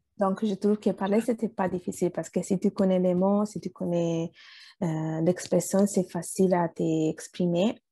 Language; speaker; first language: French; non-native, fluent; Bangla